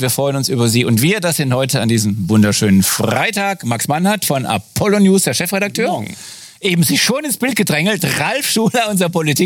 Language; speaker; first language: German; native; German